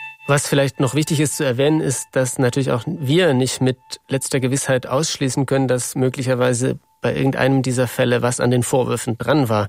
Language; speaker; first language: German; native; German